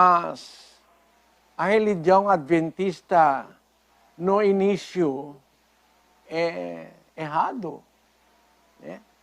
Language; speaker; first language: Portuguese; non-native, fluent; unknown